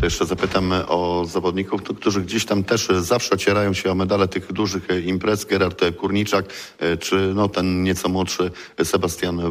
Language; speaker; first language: Polish; native; Polish